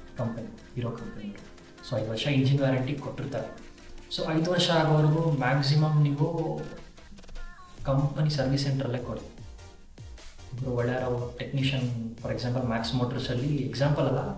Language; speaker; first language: Kannada; native; Kannada